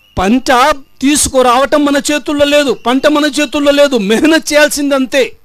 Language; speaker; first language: Telugu; non-native, local second language; Urdu